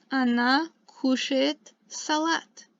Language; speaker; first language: Russian; non-native, fluent; English